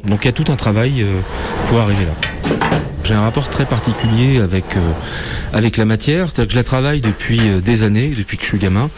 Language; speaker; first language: French; native; French